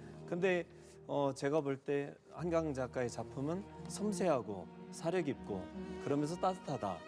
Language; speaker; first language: Korean; native; Korean